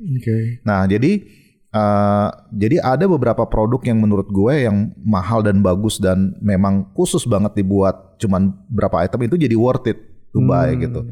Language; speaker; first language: Indonesian; native; Indonesian